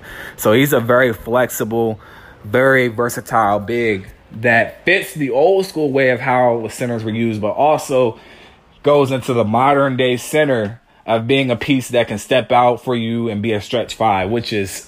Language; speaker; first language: English; native; English